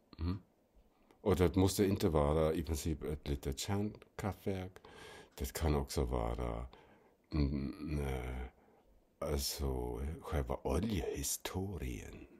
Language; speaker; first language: Swedish; non-native, fluent; German